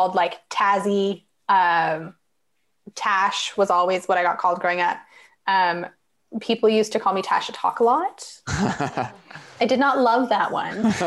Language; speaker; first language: English; native; English